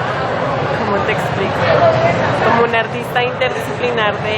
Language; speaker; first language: Spanish; native; Spanish